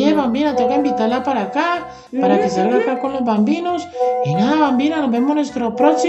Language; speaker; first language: Spanish; native; Spanish